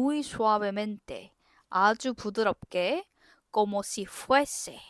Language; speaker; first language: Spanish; non-native, fluent; Korean